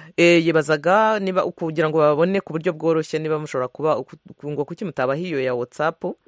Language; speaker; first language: Kinyarwanda; native; Kinyarwanda